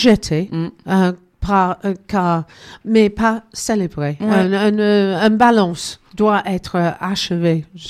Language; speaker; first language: French; non-native, learner; English